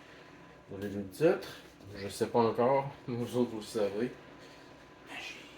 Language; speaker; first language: French; native; French